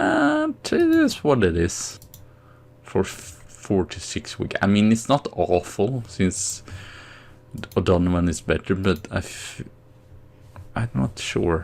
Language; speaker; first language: English; non-native, fluent; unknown